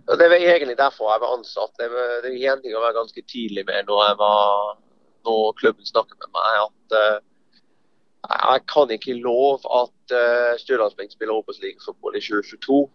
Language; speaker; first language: Norwegian; non-native, fluent; English